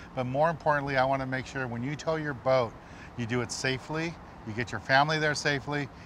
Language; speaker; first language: English; native; English